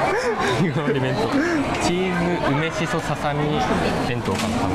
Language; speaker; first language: Japanese; native; Japanese